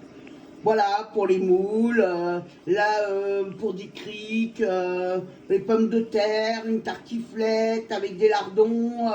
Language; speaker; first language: French; native; French